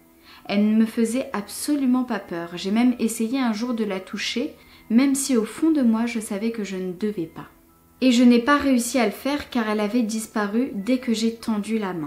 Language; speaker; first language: French; native; French